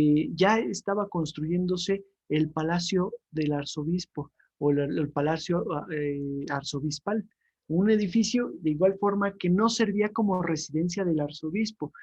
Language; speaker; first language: Spanish; native; Spanish